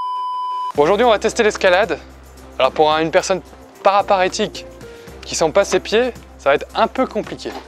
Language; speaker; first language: French; native; French